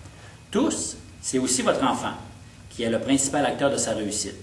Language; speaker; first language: French; native; French